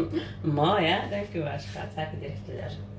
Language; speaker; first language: Dutch; non-native, learner; Arabic